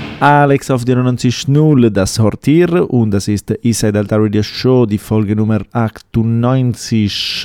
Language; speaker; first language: German; non-native, fluent; Italian